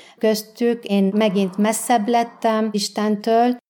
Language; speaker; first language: Hungarian; non-native, learner; Arabic